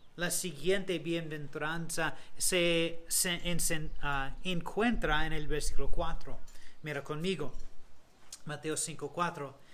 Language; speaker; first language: Spanish; non-native, fluent; English